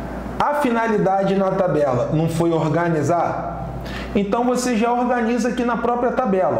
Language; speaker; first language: Portuguese; native; Portuguese